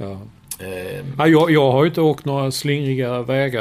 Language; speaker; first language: Swedish; native; Swedish